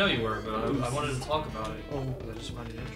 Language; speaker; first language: English; native; English